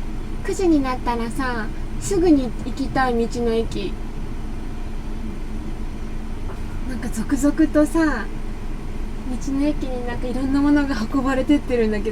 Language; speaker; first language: Japanese; native; Japanese